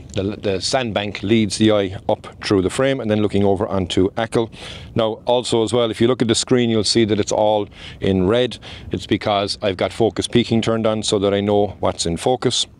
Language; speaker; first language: English; native; English